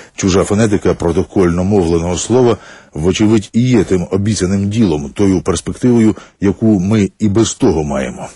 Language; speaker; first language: Ukrainian; native; Ukrainian